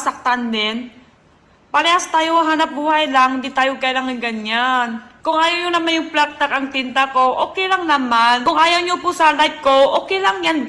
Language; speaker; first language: Filipino; non-native, learner; Chinese